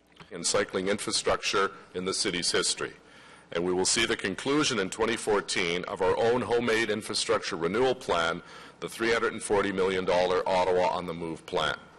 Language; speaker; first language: English; native; English